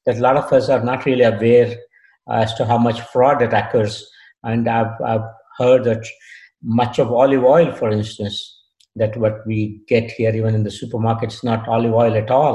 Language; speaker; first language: English; non-native, local second language; Kannada